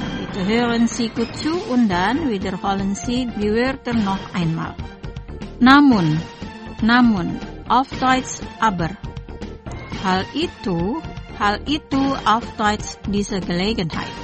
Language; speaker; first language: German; non-native, fluent; Indonesian